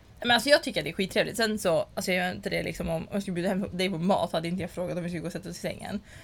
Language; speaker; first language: Swedish; native; Swedish